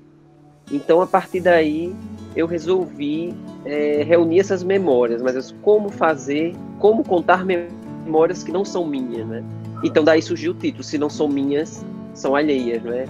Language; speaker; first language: Portuguese; native; Portuguese